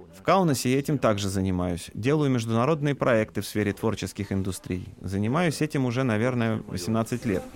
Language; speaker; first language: Russian; non-native, local second language; Lithuanian